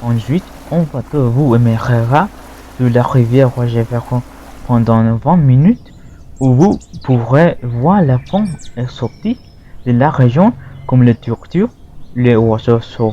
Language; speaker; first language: French; non-native, learner; Spanish